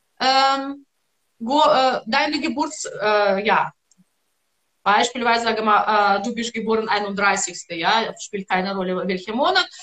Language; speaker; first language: German; non-native, learner; Russian